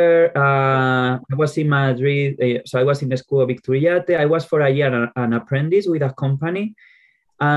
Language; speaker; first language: English; non-native, fluent; Spanish